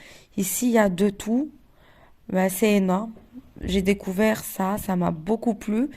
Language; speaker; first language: French; non-native, local second language; Arabic